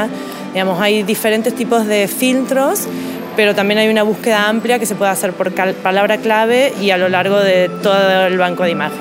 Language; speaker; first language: Spanish; native; Spanish